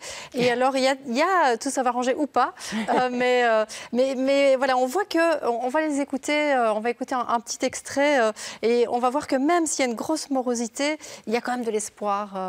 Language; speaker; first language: French; native; French